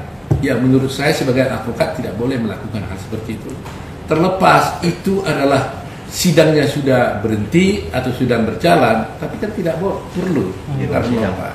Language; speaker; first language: Indonesian; native; Indonesian